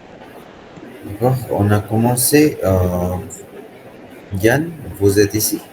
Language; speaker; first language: French; non-native, fluent; Hindi